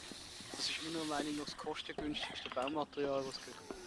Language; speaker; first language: German; native; German